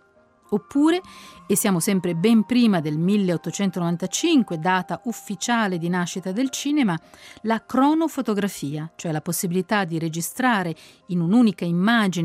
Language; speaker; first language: Italian; native; Italian